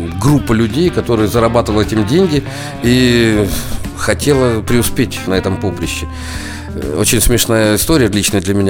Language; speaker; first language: Russian; native; Russian